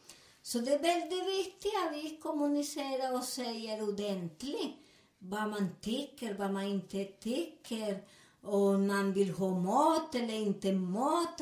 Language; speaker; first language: Swedish; non-native, fluent; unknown